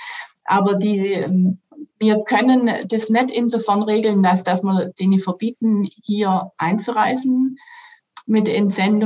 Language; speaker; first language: German; native; German